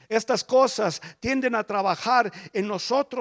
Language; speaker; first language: Spanish; early bilingual, heritage; Spanish